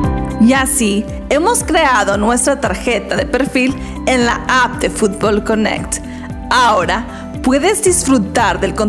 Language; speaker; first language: Spanish; native; Spanish